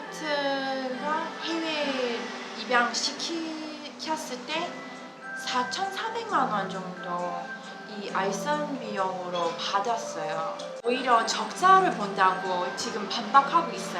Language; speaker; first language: Korean; non-native, fluent; English